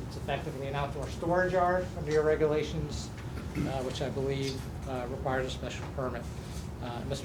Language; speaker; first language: English; native; English